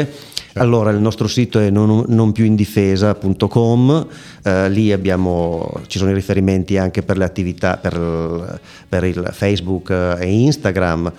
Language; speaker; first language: Italian; native; Italian